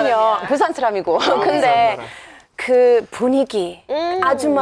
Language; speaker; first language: Korean; non-native, fluent; English